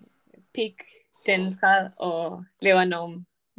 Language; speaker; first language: Danish; non-native, learner; Spanish